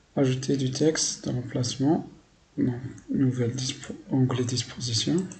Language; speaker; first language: French; non-native, local second language; Arabic